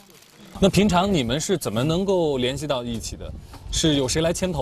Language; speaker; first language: Chinese; native; Chinese